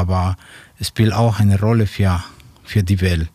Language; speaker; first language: German; non-native, fluent; Spanish